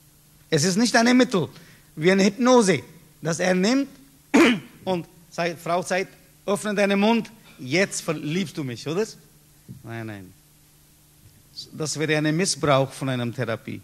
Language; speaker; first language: German; non-native, learner; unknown